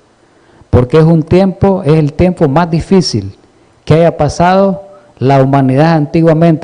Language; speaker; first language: Spanish; native; Spanish